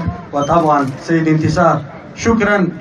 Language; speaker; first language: Arabic; non-native, fluent; Georgian